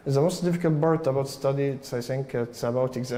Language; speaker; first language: English; non-native, learner; Arabic